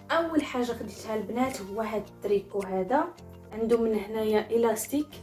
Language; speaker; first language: Arabic; native; Arabic